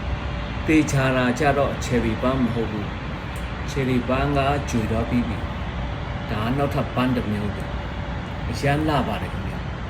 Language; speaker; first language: Burmese; non-native, local second language; Shan